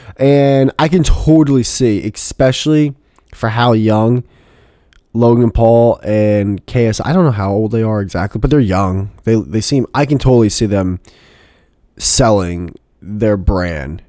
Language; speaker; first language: English; native; English